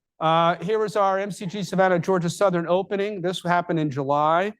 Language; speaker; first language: English; native; English